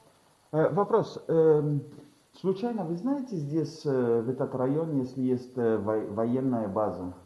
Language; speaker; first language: Russian; non-native, learner; English